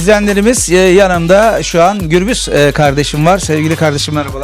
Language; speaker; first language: Turkish; early bilingual, other home language; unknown